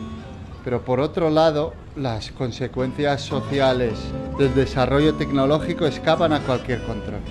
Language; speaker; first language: Spanish; native; Spanish